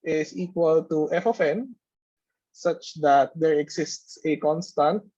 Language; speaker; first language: English; non-native, local second language; Filipino